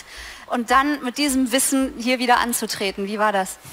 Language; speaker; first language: German; native; German